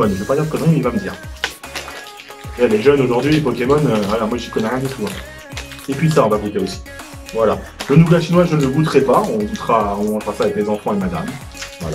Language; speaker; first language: French; native; French